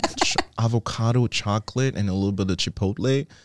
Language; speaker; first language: English; non-native, fluent; Haitian Creole